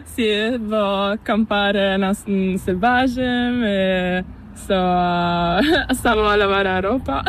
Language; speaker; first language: Spanish; non-native, learner; Portuguese